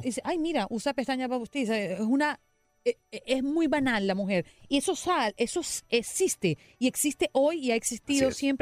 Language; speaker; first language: Spanish; native; Spanish